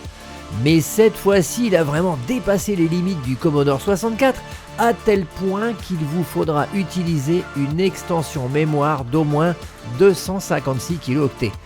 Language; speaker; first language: French; native; French